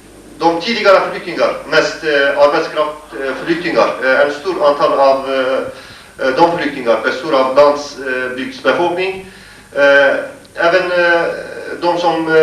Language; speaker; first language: Swedish; non-native, fluent; Kurdish